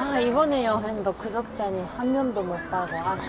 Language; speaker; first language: Korean; non-native, learner; Japanese